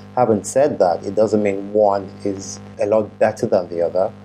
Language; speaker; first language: English; non-native, local second language; Yoruba